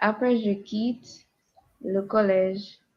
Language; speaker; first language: French; non-native, learner; English